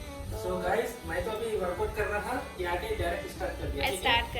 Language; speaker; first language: Hindi; non-native, local second language; Bangla